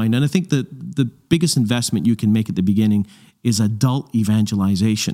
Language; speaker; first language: English; native; English